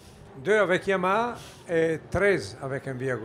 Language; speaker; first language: French; non-native, fluent; Italian